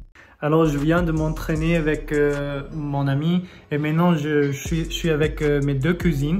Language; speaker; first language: French; non-native, fluent; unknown